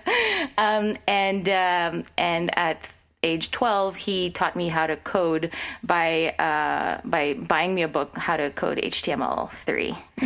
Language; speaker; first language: English; non-native, local second language; French